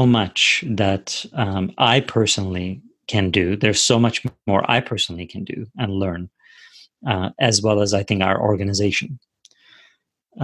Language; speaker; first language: English; non-native, fluent; Turkish